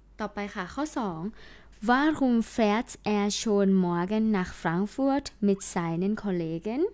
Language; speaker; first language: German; non-native, fluent; Thai